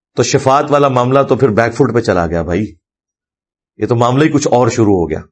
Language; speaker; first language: Urdu; non-native, local second language; Punjabi